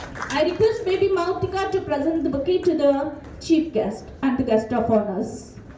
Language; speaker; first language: English; non-native, local second language; Telugu